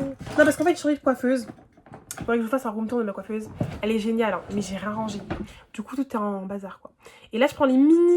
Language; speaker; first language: French; native; French